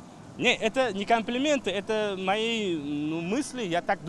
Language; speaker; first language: Russian; non-native, fluent; Uzbek